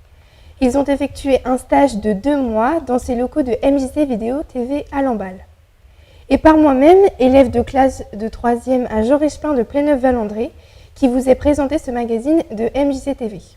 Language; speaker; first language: French; native; French